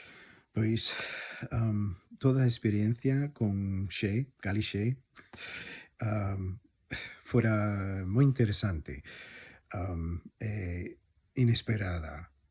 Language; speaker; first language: Galician; non-native, fluent; English